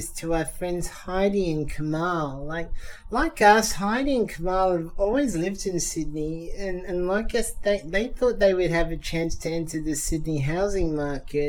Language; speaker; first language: English; native; English